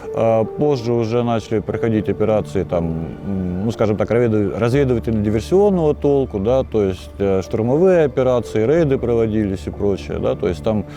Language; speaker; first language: Russian; native; Russian